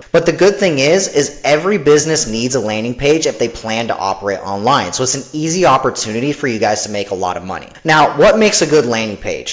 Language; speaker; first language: English; native; English